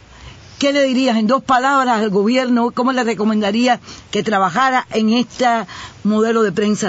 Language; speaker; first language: Spanish; native; Spanish